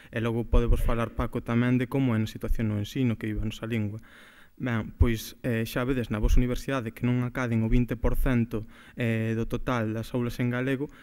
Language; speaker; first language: Galician; native; Galician